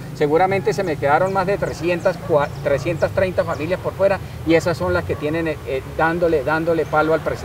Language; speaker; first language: Spanish; native; Spanish